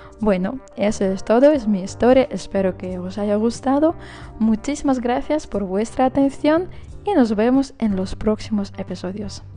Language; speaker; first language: Spanish; non-native, fluent; Russian